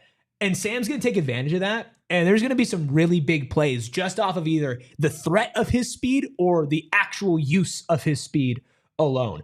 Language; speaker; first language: English; native; English